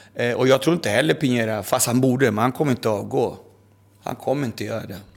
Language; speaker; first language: Swedish; early bilingual, other home language; Spanish